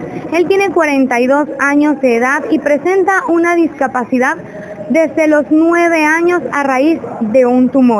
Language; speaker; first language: Spanish; native; Spanish